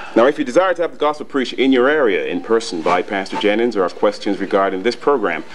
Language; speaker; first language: English; native; English